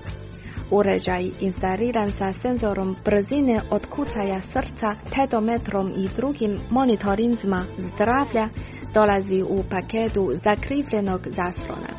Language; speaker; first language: Croatian; native; Croatian